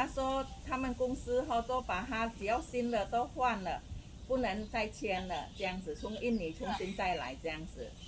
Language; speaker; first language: Chinese; non-native, fluent; Indonesian